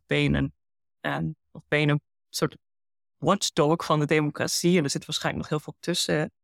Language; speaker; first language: Dutch; early bilingual, heritage; Dutch